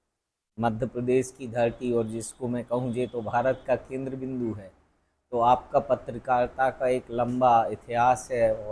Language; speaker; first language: Hindi; native; Hindi